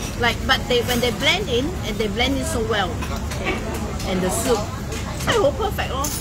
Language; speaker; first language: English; non-native, local second language; Cantonese